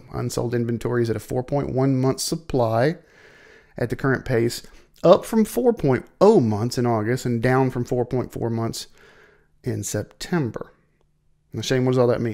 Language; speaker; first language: English; native; English